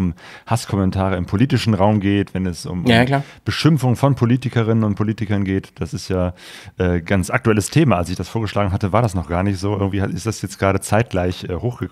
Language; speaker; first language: German; native; German